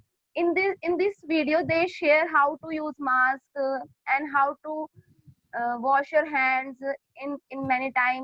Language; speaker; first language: English; non-native, learner; Hindi